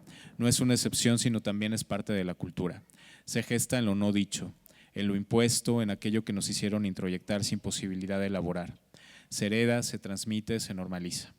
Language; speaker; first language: Spanish; native; Spanish